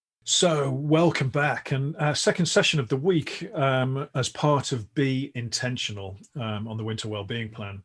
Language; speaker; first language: English; native; English